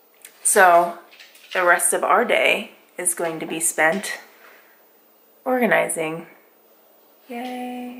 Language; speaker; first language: English; native; English